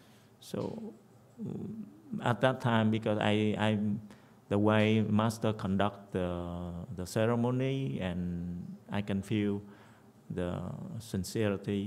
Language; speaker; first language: English; non-native, fluent; Vietnamese